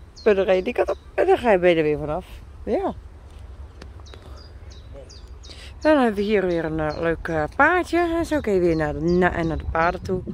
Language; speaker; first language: Dutch; native; Dutch